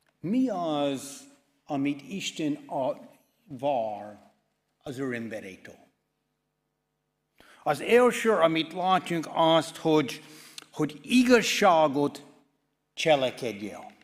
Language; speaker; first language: Hungarian; non-native, fluent; English